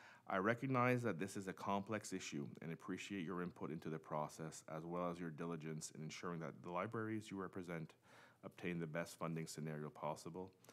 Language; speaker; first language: English; non-native, local second language; French